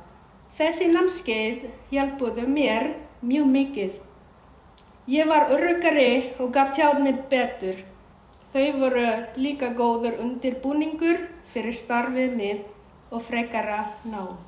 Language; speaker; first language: Icelandic; non-native, fluent; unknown